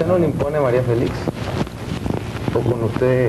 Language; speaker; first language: Spanish; native; Spanish